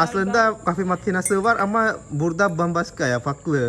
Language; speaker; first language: Turkish; non-native, learner; Indonesian